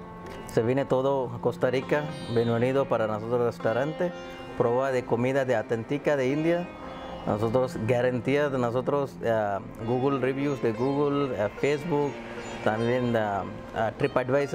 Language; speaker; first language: Spanish; non-native, learner; Hindi